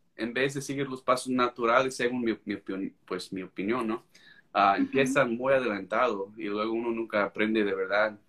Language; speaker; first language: Spanish; non-native, fluent; English